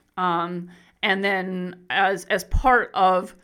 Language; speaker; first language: English; native; English